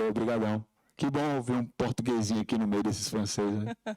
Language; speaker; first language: Portuguese; native; Portuguese